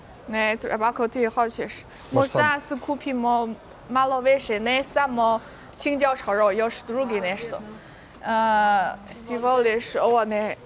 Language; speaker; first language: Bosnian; non-native, learner; Chinese